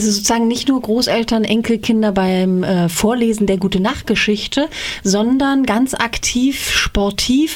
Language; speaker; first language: German; native; German